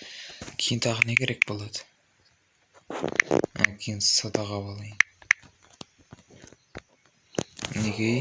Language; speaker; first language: Kazakh; native; Kazakh